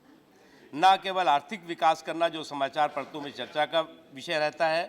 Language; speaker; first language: Hindi; native; Hindi